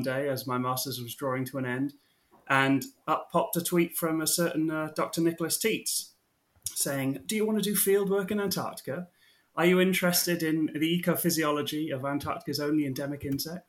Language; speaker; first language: English; native; English